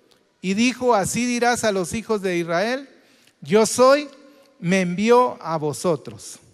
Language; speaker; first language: Spanish; native; Spanish